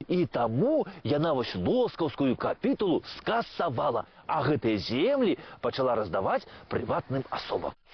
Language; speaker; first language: Belarusian; native; Belarusian